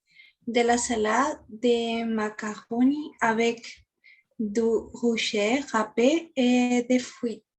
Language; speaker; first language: French; non-native, learner; Spanish